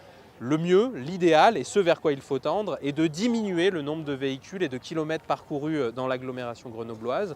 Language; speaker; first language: French; native; French